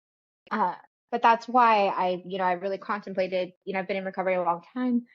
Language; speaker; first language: English; native; English